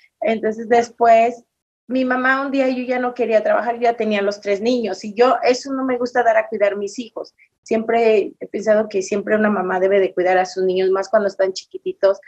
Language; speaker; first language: Spanish; native; Spanish